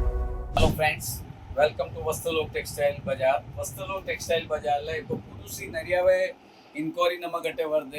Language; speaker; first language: Tamil; non-native, fluent; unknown